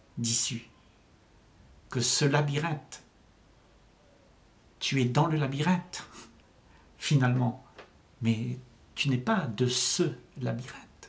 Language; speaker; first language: French; native; French